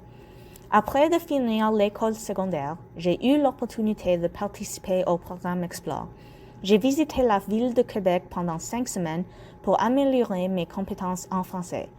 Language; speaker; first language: French; non-native, local second language; English